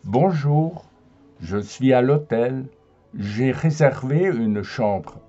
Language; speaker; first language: French; non-native, fluent; German